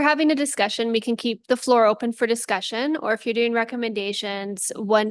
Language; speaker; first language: English; native; English